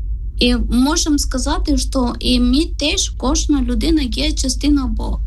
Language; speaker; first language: Ukrainian; non-native, learner; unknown